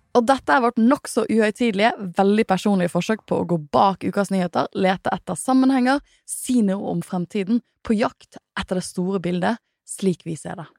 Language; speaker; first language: Norwegian; native; Norwegian